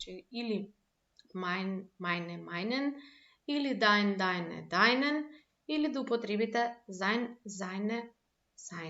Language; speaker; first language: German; non-native, fluent; Macedonian